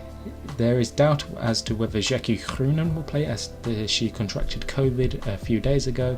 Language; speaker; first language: English; native; English